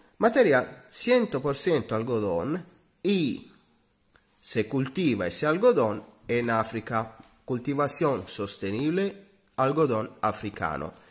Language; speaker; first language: Spanish; non-native, learner; Italian